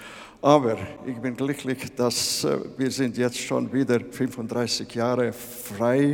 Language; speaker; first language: German; non-native, fluent; Latvian